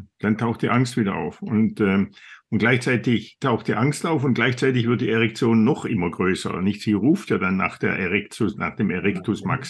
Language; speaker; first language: German; native; German